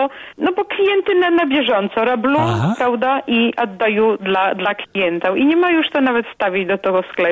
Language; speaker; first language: Polish; non-native, local second language; Belarusian